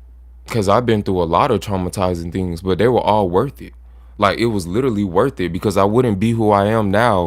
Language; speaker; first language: English; native; English